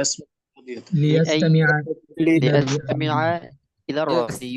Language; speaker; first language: Arabic; non-native, learner; Bangla